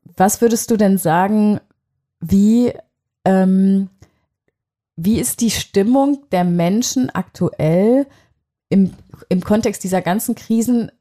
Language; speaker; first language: German; native; German